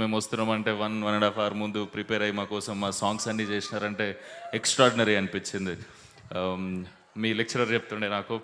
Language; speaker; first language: Telugu; native; Telugu